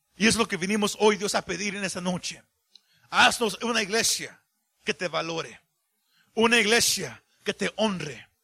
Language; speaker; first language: Spanish; early bilingual, heritage; Spanish